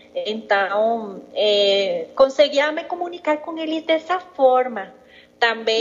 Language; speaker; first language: Portuguese; non-native, learner; Spanish